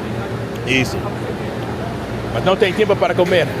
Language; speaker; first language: Portuguese; non-native, learner; English